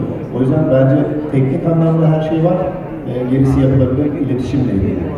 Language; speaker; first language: Turkish; native; Turkish